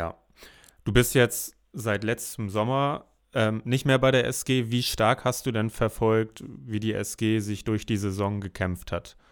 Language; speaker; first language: German; native; German